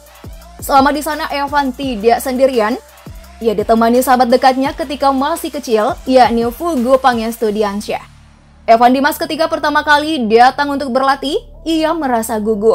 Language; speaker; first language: Indonesian; native; Indonesian